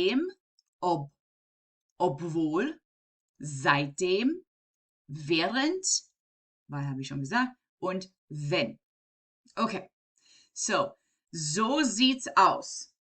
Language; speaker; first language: German; non-native, fluent; English